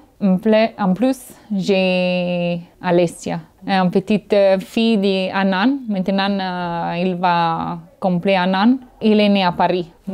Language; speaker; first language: French; non-native, learner; Italian